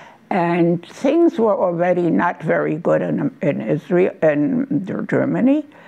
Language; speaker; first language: English; non-native, fluent; German